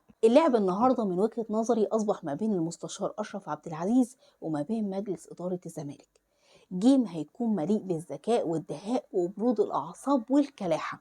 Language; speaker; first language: Arabic; native; Arabic